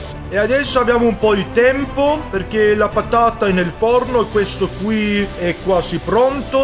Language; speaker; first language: Italian; non-native, learner; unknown